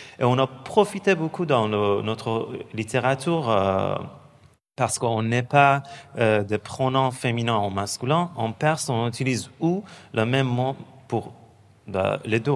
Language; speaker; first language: French; non-native, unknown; Persian